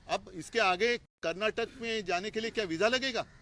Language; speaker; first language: Hindi; non-native, local second language; Marathi